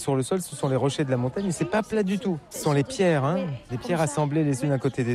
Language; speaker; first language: French; native; French